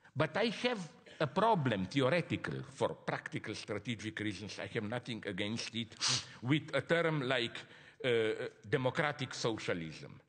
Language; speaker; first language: English; non-native, fluent; Slovenian